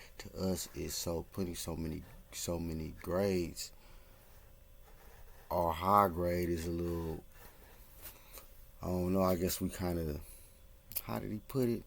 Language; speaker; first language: English; native; English